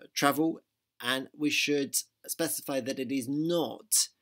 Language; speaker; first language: English; native; English